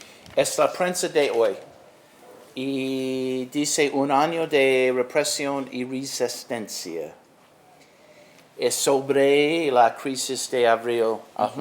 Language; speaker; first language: Spanish; non-native, learner; English